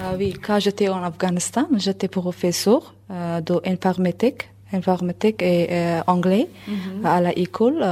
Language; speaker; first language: French; non-native, learner; Persian